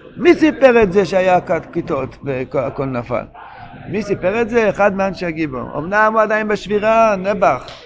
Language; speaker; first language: Hebrew; non-native, local second language; Yiddish